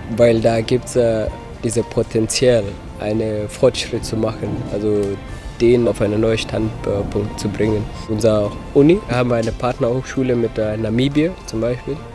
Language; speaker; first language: German; non-native, fluent; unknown